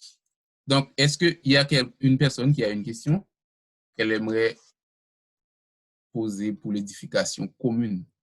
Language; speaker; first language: French; non-native, local second language; Haitian Creole